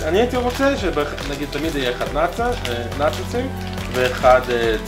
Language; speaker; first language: Hebrew; native; Hebrew